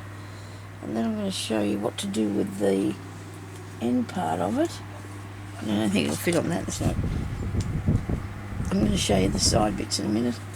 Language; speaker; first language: English; native; English